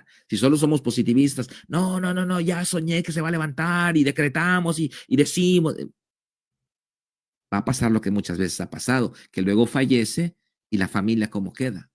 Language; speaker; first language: Spanish; native; Spanish